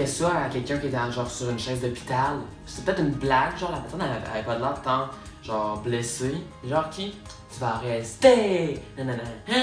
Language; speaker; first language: French; native; French